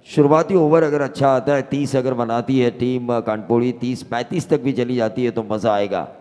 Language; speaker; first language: Hindi; non-native, local second language; Marathi